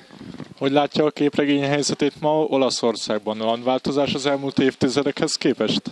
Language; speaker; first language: Hungarian; native; Hungarian